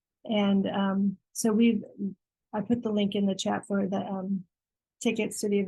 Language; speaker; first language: English; native; English